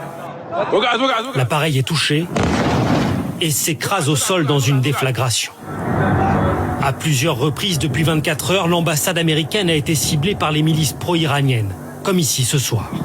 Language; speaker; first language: French; native; French